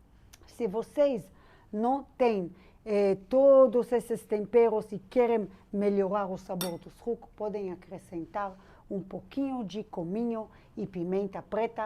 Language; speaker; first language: Portuguese; non-native, fluent; Hebrew